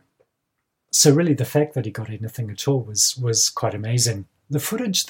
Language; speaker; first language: English; native; English